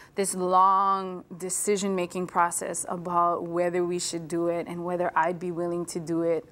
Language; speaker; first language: English; native; English